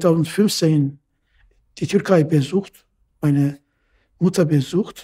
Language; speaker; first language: German; non-native, fluent; Turkish